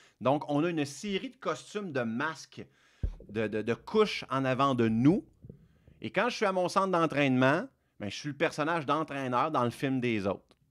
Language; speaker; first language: French; native; French